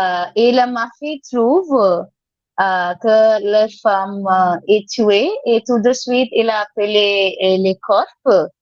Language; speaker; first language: French; non-native, learner; Hindi